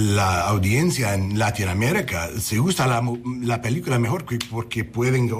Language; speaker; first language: Spanish; non-native, learner; English